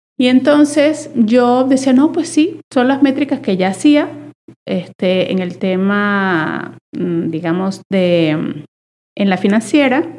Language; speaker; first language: Spanish; native; Spanish